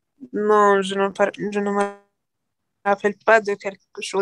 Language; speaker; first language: French; non-native, learner; Arabic